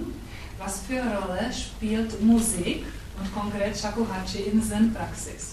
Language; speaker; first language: German; non-native, fluent; Czech